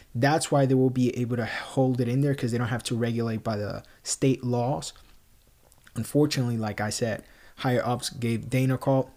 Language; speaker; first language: English; non-native, local second language; Spanish